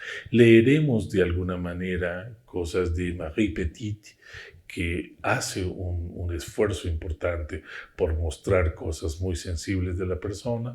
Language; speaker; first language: Spanish; native; Spanish